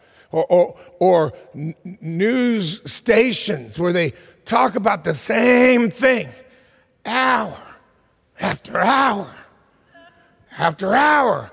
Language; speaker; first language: English; early bilingual, heritage; English